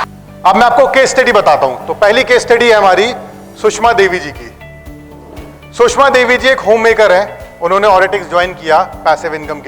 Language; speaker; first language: Hindi; native; Hindi